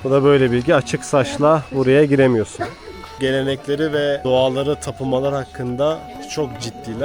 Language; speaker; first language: Turkish; native; Turkish